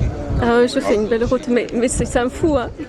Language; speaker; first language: French; non-native, fluent; Polish